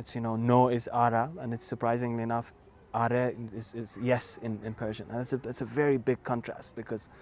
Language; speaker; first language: English; non-native, fluent; Persian